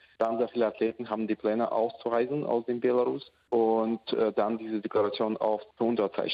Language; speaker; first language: German; non-native, fluent; Russian